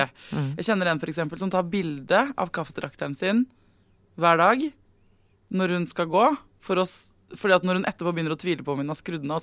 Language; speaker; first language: Norwegian; native; Norwegian